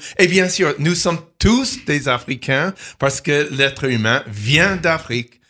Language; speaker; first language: French; non-native, fluent; English